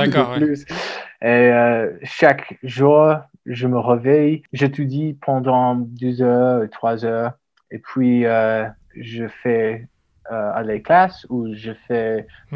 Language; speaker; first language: French; non-native, learner; English